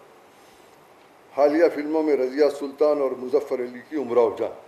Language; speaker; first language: Urdu; native; Urdu